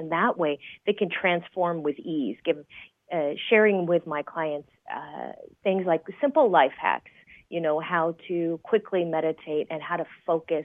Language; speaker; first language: English; native; English